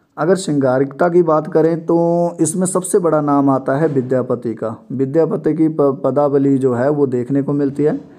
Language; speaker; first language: Hindi; non-native, local second language; Punjabi